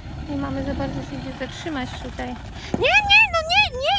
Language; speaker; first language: Polish; native; Polish